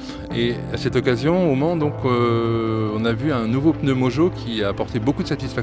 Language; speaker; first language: French; native; French